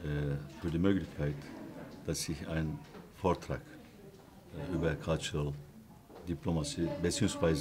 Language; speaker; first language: German; non-native, fluent; Turkish